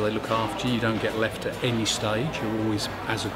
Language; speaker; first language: English; native; English